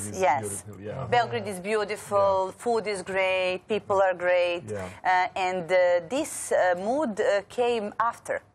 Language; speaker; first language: English; non-native, learner; Serbian